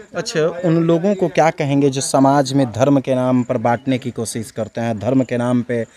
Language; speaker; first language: Hindi; native; Hindi